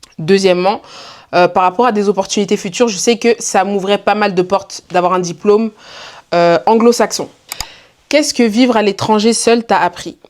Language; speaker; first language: French; native; French